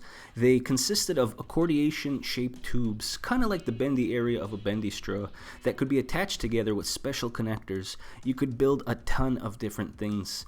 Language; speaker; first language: English; native; English